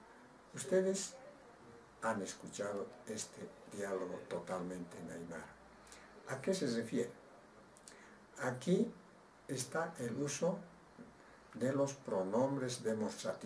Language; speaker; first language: Spanish; non-native, local second language; Aymara